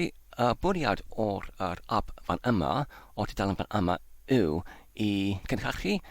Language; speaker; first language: Welsh; non-native, fluent; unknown